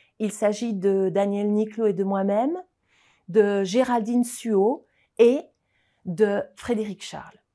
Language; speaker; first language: French; native; French